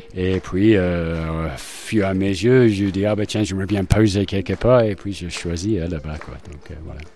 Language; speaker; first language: French; non-native, fluent; English